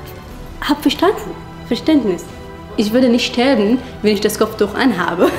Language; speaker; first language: German; non-native, fluent; Arabic